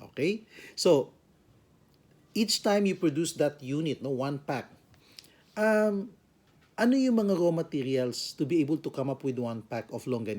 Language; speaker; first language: English; non-native, local second language; Filipino